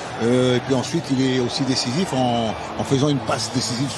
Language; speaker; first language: French; native; French